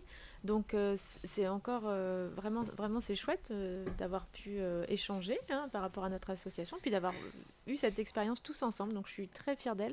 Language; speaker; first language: French; native; French